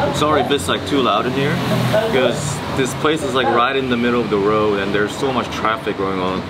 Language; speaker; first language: English; non-native, fluent; Korean